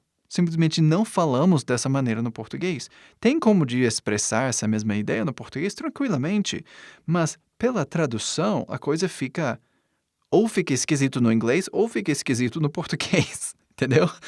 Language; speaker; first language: Portuguese; non-native, fluent; English